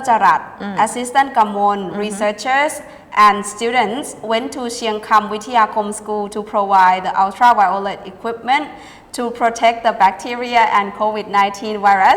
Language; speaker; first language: English; non-native, fluent; Thai